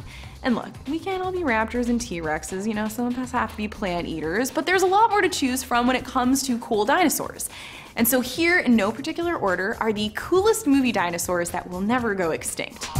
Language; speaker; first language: English; native; English